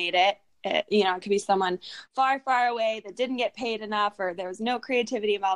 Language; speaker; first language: English; native; English